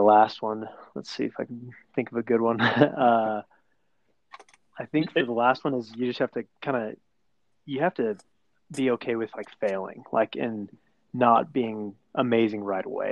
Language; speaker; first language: English; native; English